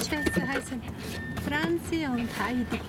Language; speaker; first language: German; non-native, learner; Swedish